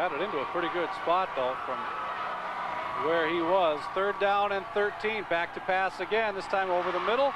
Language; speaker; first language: English; native; English